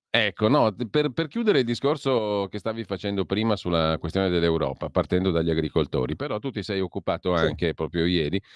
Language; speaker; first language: Italian; native; Italian